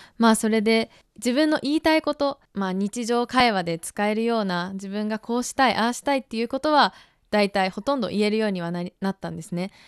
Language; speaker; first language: Japanese; native; Japanese